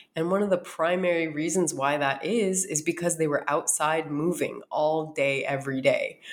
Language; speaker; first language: English; native; English